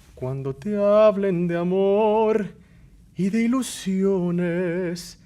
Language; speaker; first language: Spanish; early bilingual, other home language; English